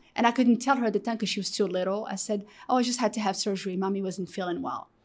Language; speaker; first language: English; early bilingual, other home language; Arabic